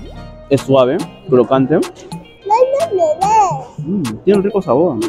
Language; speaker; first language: Spanish; native; Spanish